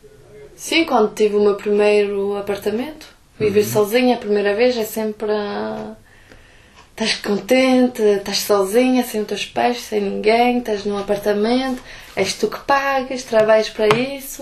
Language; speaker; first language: Portuguese; early bilingual, heritage; Portuguese